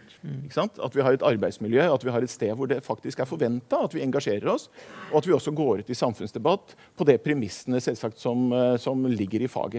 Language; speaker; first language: Norwegian; native; Norwegian